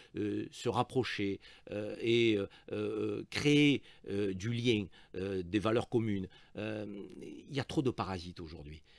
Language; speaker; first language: French; native; French